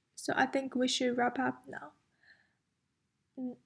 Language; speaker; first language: English; non-native, fluent; Chinese